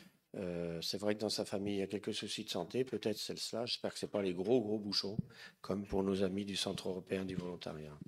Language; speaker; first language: French; native; French